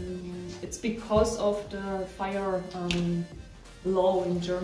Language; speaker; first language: English; non-native, learner; German